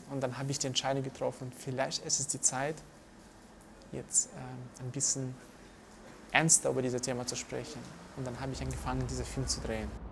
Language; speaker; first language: German; non-native, fluent; Russian